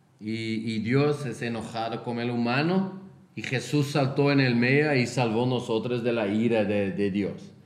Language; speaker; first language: Spanish; non-native, fluent; Portuguese